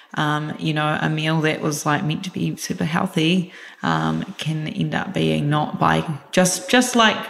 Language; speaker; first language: English; native; English